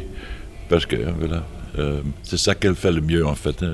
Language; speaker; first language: French; non-native, fluent; Dutch